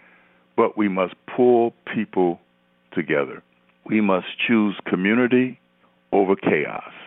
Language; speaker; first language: English; native; English